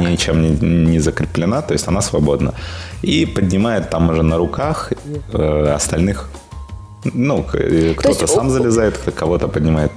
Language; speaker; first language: Russian; native; Russian